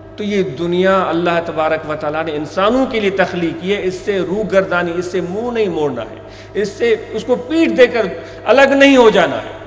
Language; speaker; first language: Urdu; non-native, local second language; Sindhi